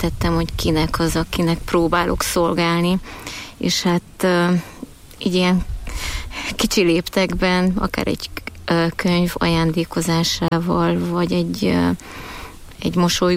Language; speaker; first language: Hungarian; native; Hungarian